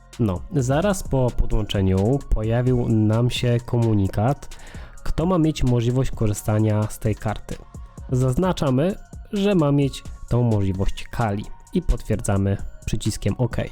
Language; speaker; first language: Polish; native; Polish